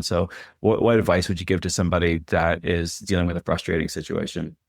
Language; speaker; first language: English; native; English